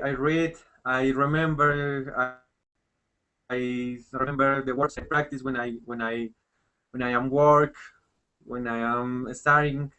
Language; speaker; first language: English; non-native, learner; Spanish